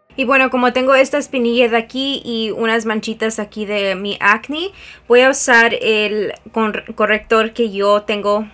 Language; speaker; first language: Spanish; early bilingual, heritage; Spanish